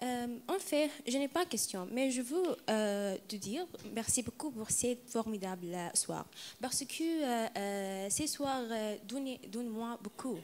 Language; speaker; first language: French; non-native, learner; Arabic